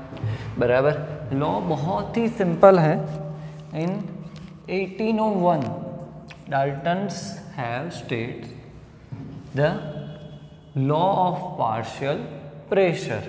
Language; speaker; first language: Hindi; non-native, local second language; Gujarati